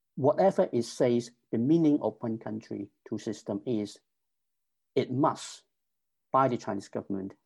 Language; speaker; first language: English; non-native, local second language; Cantonese